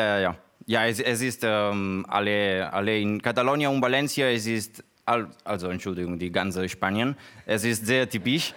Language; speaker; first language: German; non-native, learner; Spanish